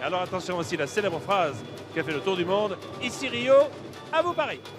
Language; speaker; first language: French; native; French